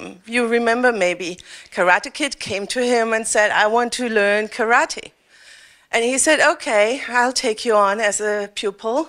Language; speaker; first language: English; non-native, fluent; German